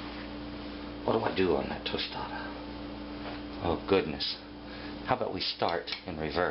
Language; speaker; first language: English; native; English